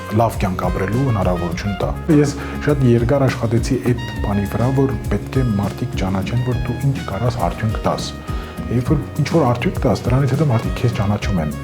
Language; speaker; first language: Armenian; early bilingual, heritage; Armenian